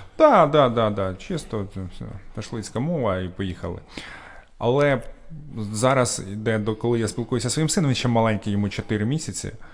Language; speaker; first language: Ukrainian; native; Ukrainian